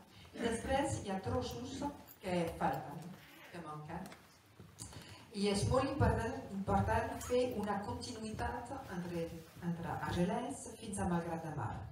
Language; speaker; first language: Catalan; non-native, local second language; French